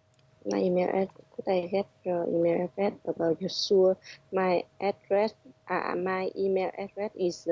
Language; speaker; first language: English; non-native, learner; Vietnamese